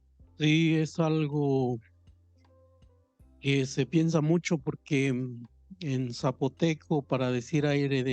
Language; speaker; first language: Spanish; non-native, local second language; Zapotec